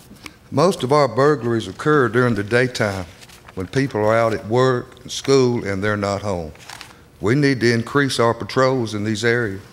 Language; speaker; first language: English; native; English